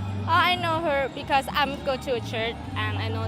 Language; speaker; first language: English; non-native, learner; Hmong